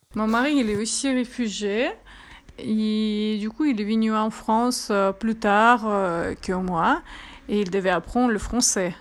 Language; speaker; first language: French; non-native, fluent; Russian